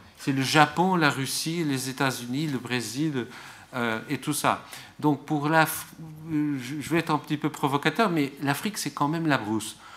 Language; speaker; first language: French; non-native, fluent; Portuguese